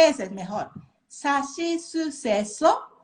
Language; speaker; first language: Spanish; non-native, learner; Japanese